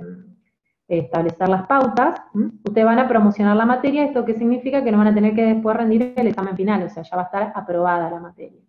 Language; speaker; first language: Spanish; native; Spanish